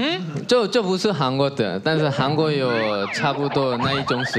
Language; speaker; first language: Chinese; non-native, learner; Korean